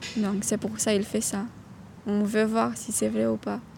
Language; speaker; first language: French; non-native, learner; Romanian